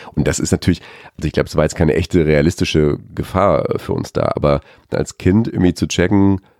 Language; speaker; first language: German; native; German